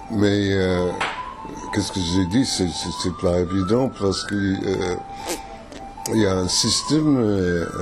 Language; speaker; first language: French; non-native, fluent; English